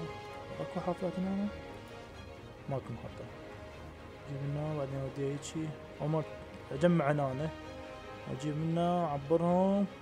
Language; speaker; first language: Arabic; native; Arabic